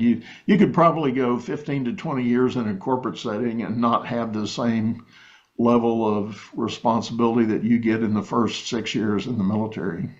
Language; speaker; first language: English; native; English